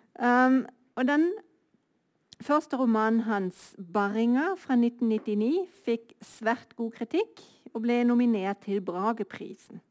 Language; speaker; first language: Norwegian; native; Norwegian